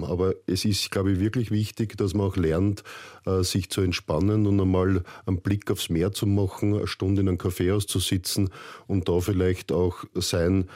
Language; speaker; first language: German; native; German